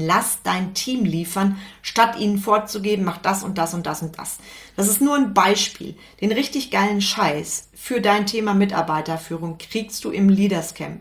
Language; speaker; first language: German; native; German